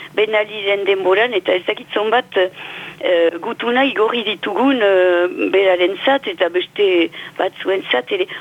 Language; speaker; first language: Basque; native; Basque